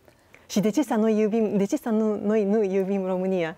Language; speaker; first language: Romanian; non-native, fluent; Japanese